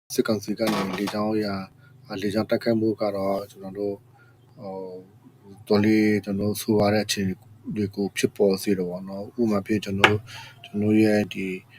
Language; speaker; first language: Burmese; non-native, local second language; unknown